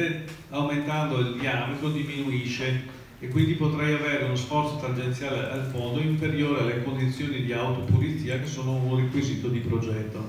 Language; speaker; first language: Italian; native; Italian